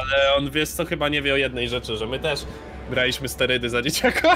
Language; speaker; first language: Polish; native; Polish